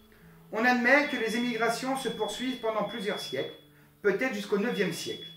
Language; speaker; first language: French; native; French